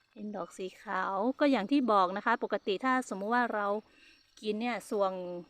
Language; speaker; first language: Thai; non-native, local second language; Hmong